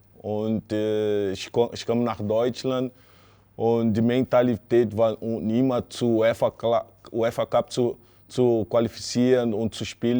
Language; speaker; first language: German; non-native, fluent; Portuguese